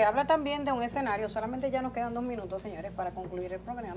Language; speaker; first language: Spanish; native; Spanish